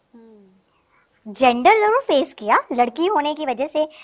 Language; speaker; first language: Hindi; native; Hindi